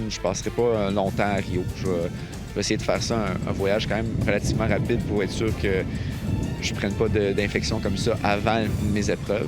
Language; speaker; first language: French; native; French